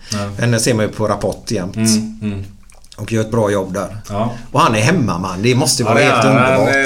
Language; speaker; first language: Swedish; native; Swedish